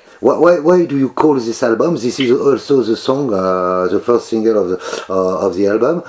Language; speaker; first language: English; non-native, learner; French